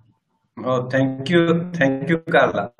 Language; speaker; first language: English; non-native, learner; Sindhi